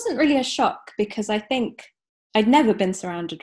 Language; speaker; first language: English; native; English